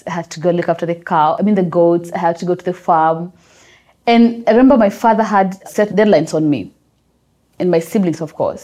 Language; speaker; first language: English; non-native, local second language; Kamba